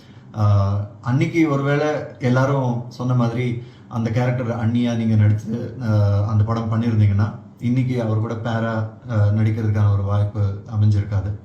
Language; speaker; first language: Tamil; native; Tamil